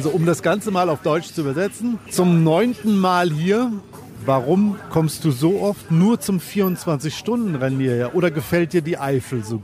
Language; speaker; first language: German; native; German